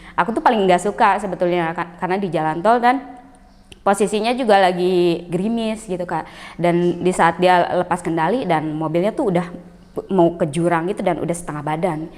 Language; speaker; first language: Indonesian; native; Indonesian